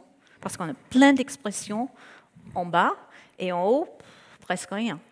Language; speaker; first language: French; non-native, fluent; English